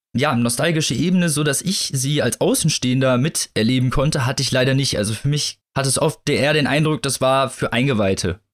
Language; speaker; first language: German; native; German